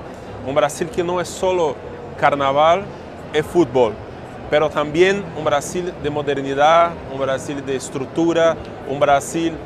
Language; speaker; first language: Spanish; non-native, fluent; Portuguese